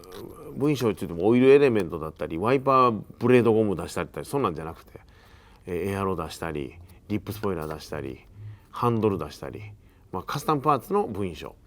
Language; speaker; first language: Japanese; native; Japanese